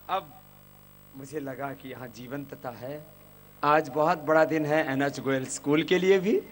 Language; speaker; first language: Hindi; native; Hindi